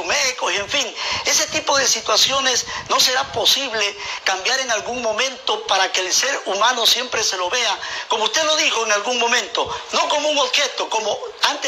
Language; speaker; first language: Spanish; native; Spanish